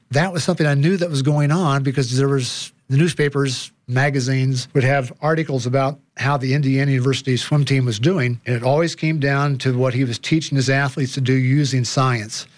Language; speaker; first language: English; native; English